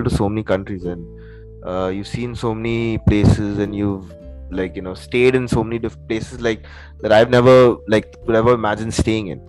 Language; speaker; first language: English; native; English